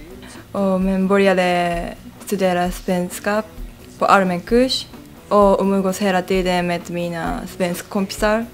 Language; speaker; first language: Swedish; non-native, learner; Japanese